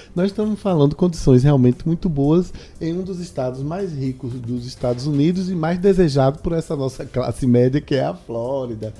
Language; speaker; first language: Portuguese; native; Portuguese